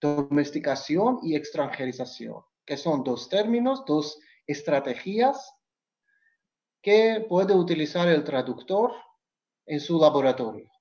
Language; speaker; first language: Spanish; non-native, fluent; Georgian